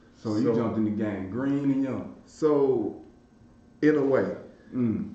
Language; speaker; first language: English; native; English